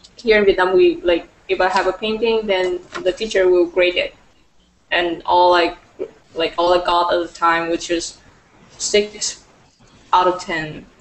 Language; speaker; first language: English; non-native, fluent; Vietnamese